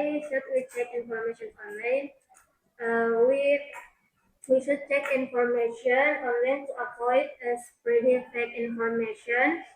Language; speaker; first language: English; non-native, learner; Indonesian